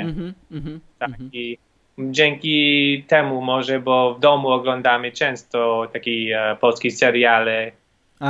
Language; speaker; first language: Polish; non-native, learner; English